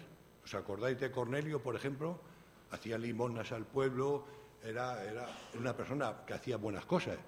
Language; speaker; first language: Spanish; native; Spanish